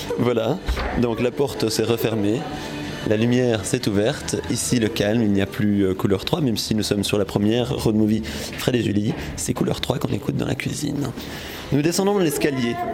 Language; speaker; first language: French; native; French